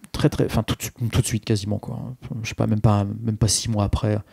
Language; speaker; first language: French; native; French